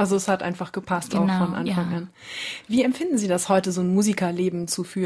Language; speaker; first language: German; native; German